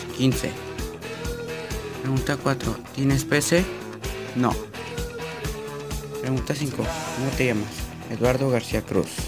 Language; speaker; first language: Spanish; early bilingual, other home language; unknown